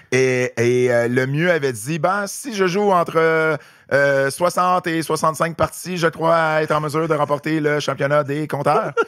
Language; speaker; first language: French; native; French